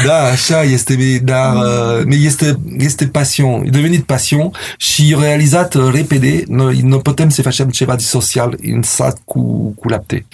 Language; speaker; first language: Romanian; non-native, learner; French